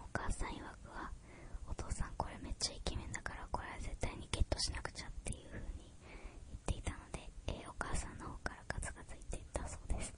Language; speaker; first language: Japanese; early bilingual, heritage; Japanese